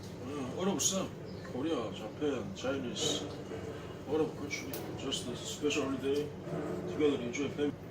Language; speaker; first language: English; non-native, learner; Korean